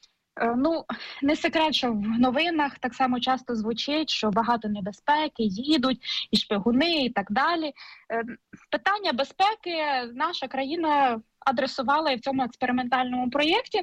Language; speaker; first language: Ukrainian; native; Ukrainian